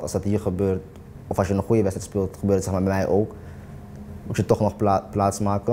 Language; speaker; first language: Dutch; native; Dutch